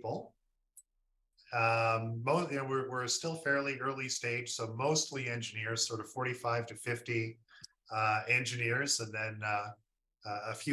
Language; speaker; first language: English; native; English